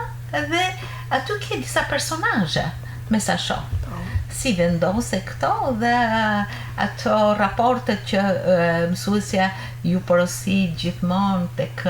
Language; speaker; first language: Albanian; native; Albanian